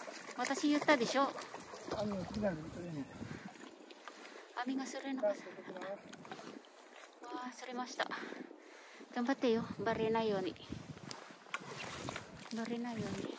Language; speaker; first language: Japanese; non-native, learner; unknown